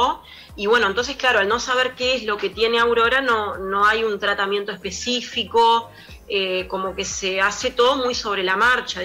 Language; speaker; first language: Spanish; native; Spanish